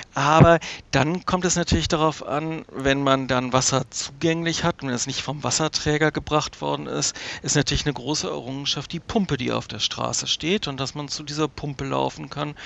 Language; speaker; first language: German; native; German